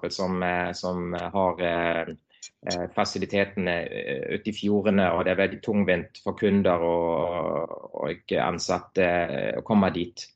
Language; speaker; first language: Norwegian; non-native, fluent; German